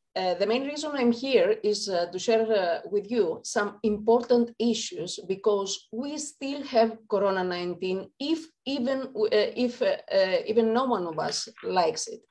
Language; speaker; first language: English; non-native, fluent; Greek